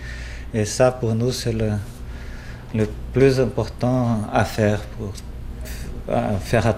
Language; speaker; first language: French; non-native, fluent; Portuguese